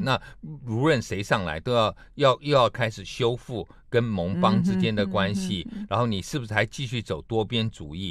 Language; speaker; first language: Chinese; native; Chinese